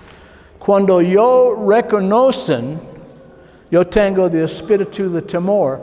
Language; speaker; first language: Spanish; non-native, learner; English